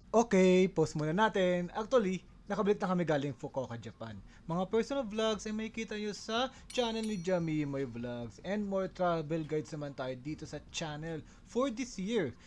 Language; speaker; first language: Filipino; native; Filipino